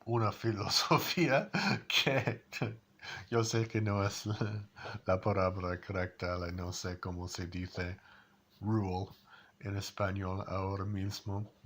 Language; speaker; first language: Spanish; non-native, learner; English